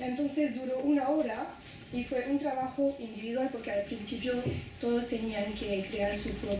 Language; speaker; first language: Spanish; non-native, fluent; French